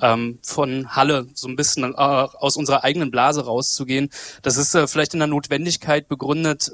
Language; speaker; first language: German; native; German